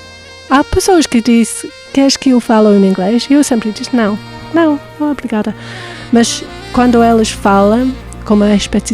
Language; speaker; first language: Portuguese; non-native, fluent; English